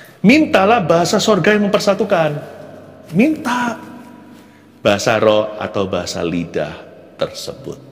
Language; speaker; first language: Indonesian; native; Indonesian